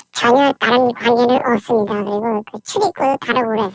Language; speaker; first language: Korean; native; Korean